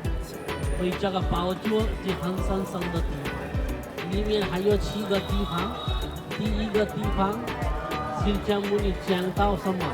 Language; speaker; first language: Chinese; non-native, learner; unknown